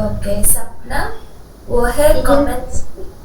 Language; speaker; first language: German; non-native, learner; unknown